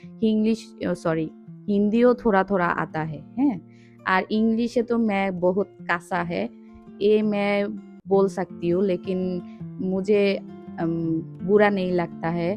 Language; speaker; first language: Hindi; non-native, learner; Bangla